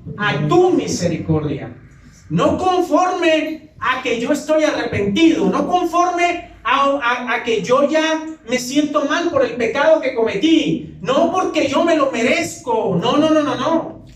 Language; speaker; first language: Spanish; native; Spanish